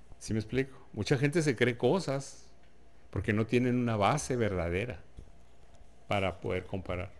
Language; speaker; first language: Spanish; native; Spanish